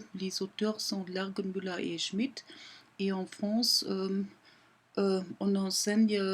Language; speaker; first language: French; non-native, fluent; German